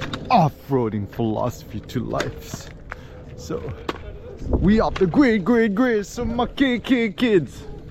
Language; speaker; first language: English; early bilingual, other home language; Korean